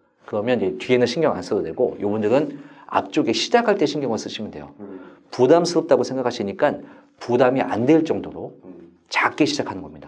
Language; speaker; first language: Korean; native; Korean